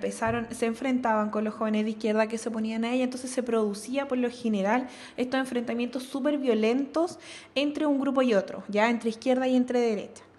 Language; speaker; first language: Spanish; native; Spanish